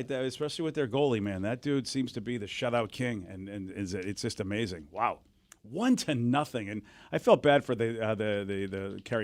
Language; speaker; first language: English; native; English